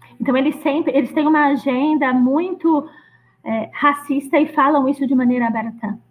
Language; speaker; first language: Portuguese; non-native, fluent; Greek